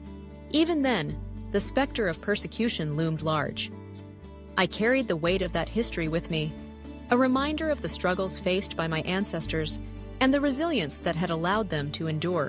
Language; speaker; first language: English; early bilingual, other home language; Russian